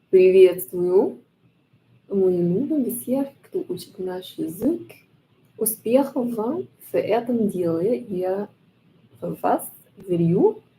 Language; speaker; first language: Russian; non-native, learner; English